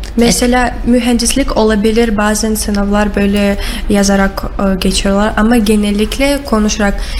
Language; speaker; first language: Turkish; non-native, learner; Russian